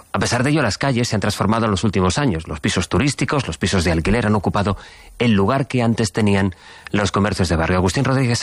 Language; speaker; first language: Spanish; native; Spanish